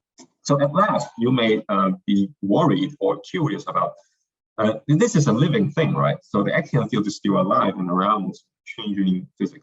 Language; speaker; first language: English; non-native, fluent; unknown